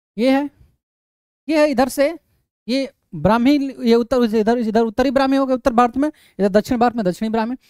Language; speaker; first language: Hindi; native; Hindi